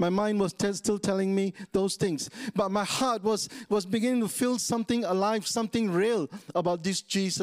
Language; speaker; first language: English; non-native, local second language; Tamil